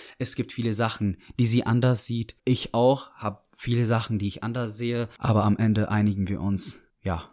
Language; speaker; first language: German; non-native, fluent; Arabic